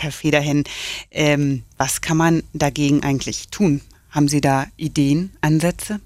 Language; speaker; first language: German; native; German